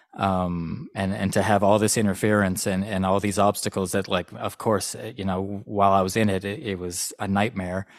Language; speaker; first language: English; native; English